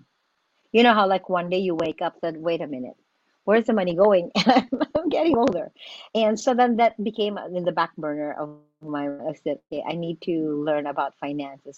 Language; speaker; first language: English; non-native, local second language; Filipino